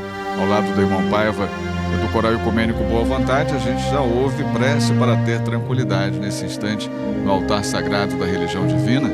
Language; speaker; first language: Portuguese; native; Portuguese